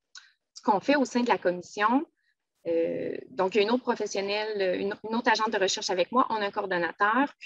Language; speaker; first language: French; native; French